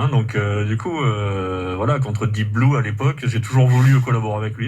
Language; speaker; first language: French; native; French